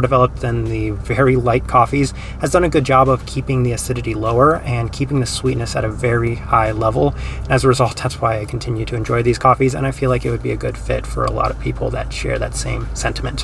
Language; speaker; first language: English; native; English